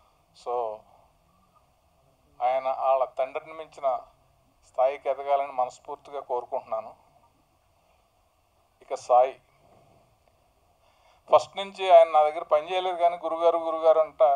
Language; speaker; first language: Telugu; native; Telugu